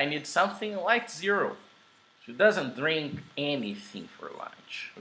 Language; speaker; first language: English; non-native, fluent; Portuguese